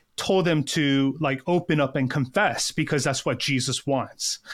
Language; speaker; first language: English; early bilingual, other home language; Korean